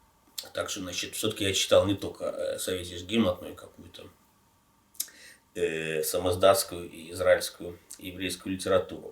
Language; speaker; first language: Russian; native; Russian